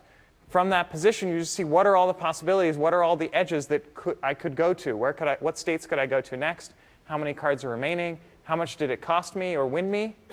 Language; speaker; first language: English; native; English